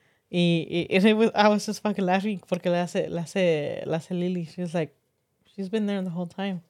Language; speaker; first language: English; early bilingual, other home language; Spanish